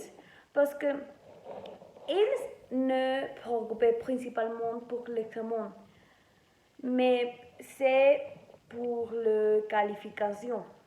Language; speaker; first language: French; non-native, learner; Spanish